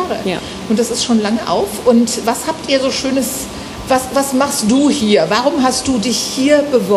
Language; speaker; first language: German; native; German